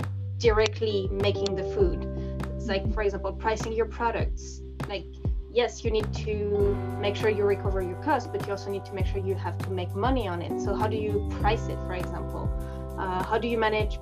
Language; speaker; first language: English; non-native, fluent; French